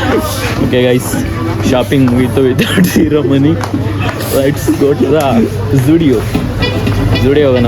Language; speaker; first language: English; non-native, local second language; Kannada